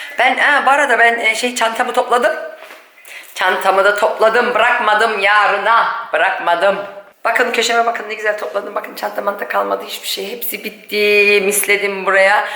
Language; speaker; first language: Turkish; early bilingual, heritage; Turkish